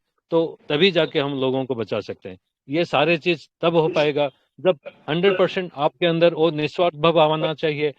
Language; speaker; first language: Hindi; non-native, local second language; Odia